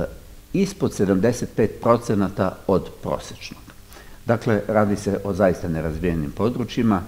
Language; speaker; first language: Serbian; native; Serbian